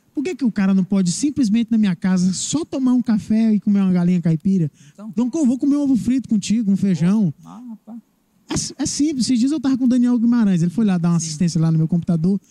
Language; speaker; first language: Portuguese; native; Portuguese